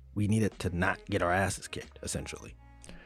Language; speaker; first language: English; native; English